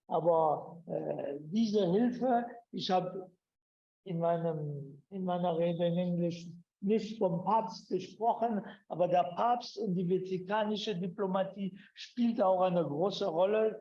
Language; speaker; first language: German; non-native, fluent; French